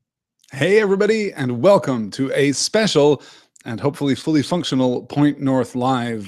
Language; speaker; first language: English; native; English